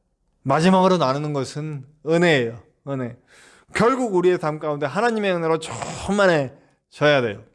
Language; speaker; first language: Korean; native; Korean